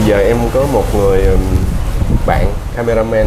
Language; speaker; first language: Vietnamese; early bilingual, heritage; Vietnamese